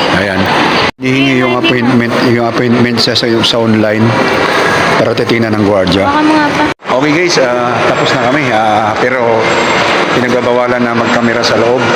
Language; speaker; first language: Filipino; non-native, local second language; Cebuano